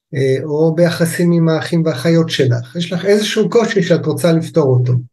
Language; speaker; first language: Hebrew; native; Hebrew